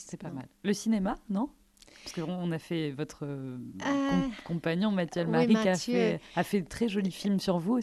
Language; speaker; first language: French; native; French